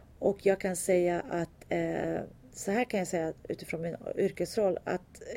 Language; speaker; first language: Swedish; early bilingual, other home language; Turkish